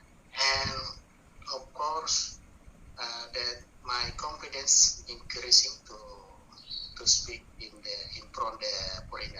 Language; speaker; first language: English; non-native, learner; Indonesian